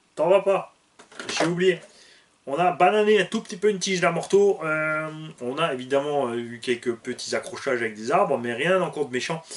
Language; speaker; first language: French; native; French